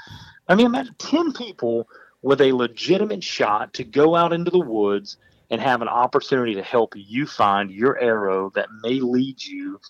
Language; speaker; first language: English; native; English